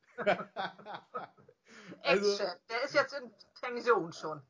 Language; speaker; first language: German; native; German